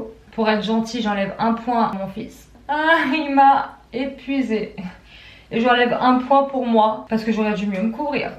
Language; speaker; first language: French; native; French